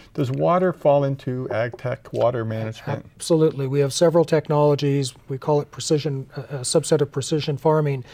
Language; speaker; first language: English; native; English